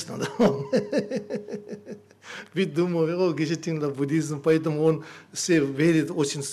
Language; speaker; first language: Russian; non-native, learner; Tibetan